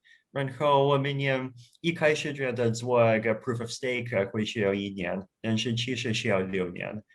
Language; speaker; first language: Chinese; non-native, fluent; Russian